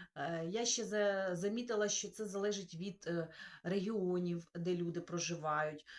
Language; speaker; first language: Ukrainian; non-native, local second language; Russian